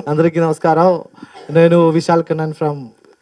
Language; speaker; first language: Telugu; non-native, learner; Malayalam